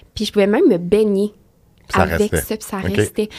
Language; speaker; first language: French; native; French